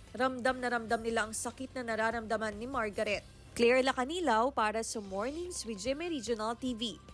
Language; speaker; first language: Filipino; native; Filipino